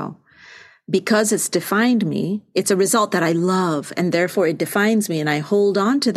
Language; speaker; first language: English; non-native, local second language; Malay